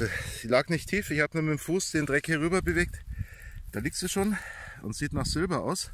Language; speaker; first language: German; native; German